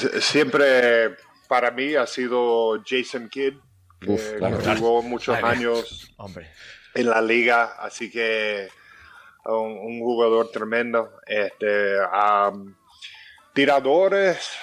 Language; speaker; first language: Spanish; early bilingual, heritage; English